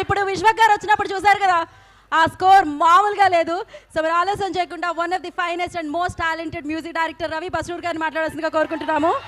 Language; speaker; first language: Telugu; native; Telugu